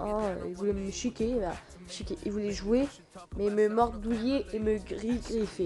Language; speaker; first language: French; native; French